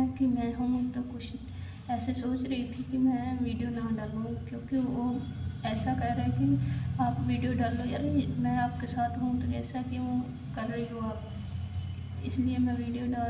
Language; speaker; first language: Hindi; native; Hindi